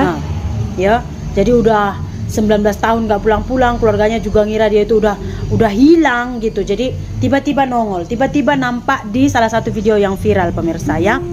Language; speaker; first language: Indonesian; native; Indonesian